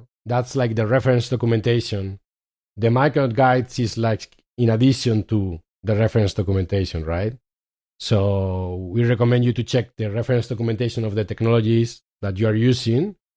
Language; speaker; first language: English; non-native, fluent; Spanish